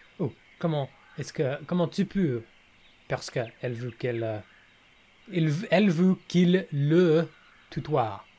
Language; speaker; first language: French; non-native, learner; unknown